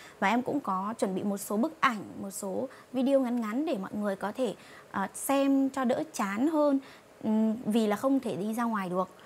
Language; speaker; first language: Vietnamese; non-native, local second language; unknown